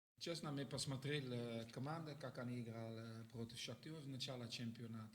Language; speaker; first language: Russian; non-native, learner; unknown